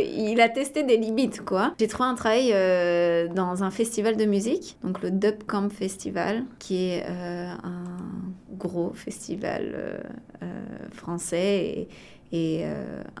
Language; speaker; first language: French; native; French